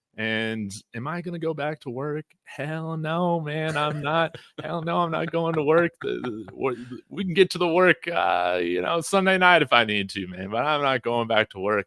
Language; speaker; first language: English; native; English